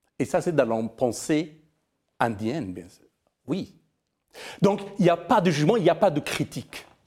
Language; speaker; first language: French; non-native, fluent; Persian